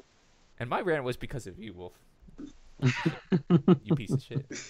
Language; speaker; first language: English; native; English